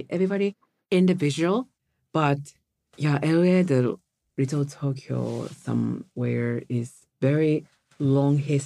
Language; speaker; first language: English; non-native, learner; Japanese